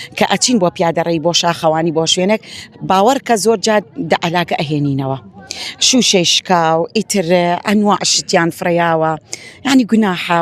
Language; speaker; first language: Central Kurdish; non-native, local second language; Gurani